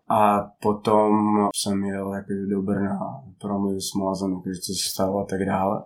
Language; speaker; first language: Czech; non-native, fluent; Russian